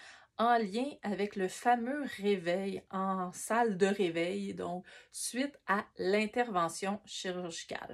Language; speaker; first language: French; native; French